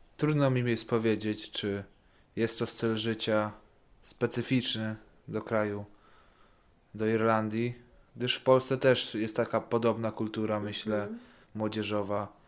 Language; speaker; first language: Polish; early bilingual, heritage; Polish